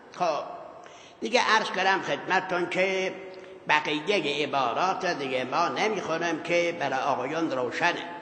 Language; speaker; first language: Persian; non-native, local second language; Azerbaijani